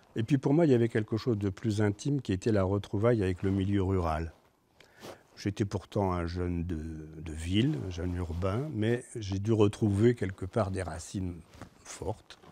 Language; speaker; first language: French; native; French